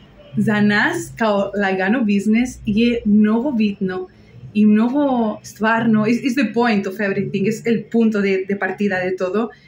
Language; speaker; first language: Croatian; non-native, learner; Spanish